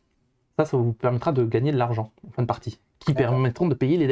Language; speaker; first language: French; native; French